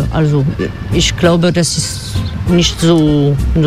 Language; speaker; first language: German; non-native, fluent; French